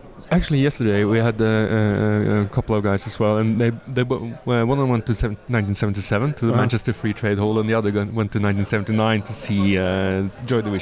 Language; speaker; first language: English; non-native, fluent; Norwegian